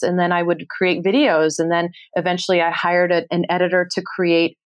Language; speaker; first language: English; native; English